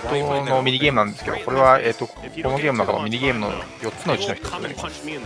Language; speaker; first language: Japanese; native; Japanese